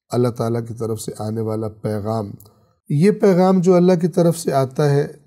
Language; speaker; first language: Urdu; native; Urdu